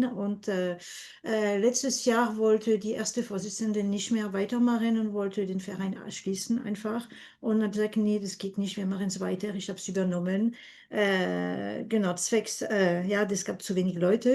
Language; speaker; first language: German; non-native, fluent; French